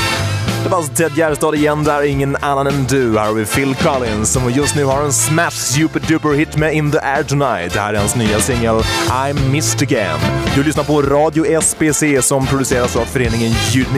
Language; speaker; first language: Swedish; native; Swedish